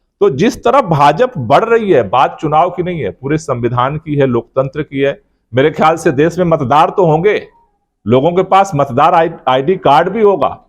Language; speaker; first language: Hindi; native; Hindi